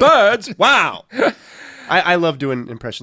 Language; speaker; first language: English; native; English